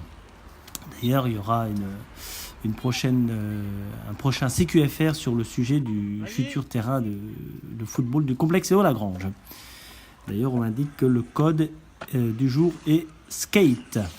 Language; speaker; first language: French; native; French